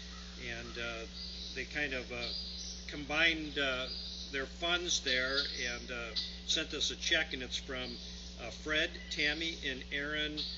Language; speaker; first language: English; native; English